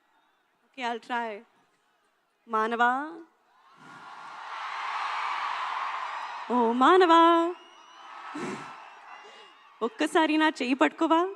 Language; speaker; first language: Telugu; non-native, learner; Hindi